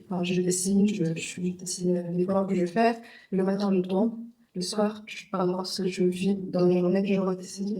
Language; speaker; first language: French; non-native, fluent; Vietnamese